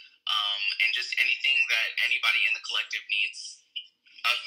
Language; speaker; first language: English; native; English